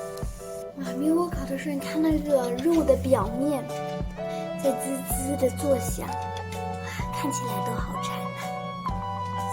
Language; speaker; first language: Chinese; early bilingual, heritage; Chinese